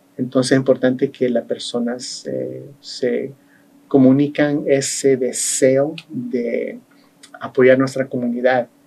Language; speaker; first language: Spanish; early bilingual, heritage; Spanish